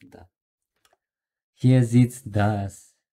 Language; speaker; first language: German; non-native, learner; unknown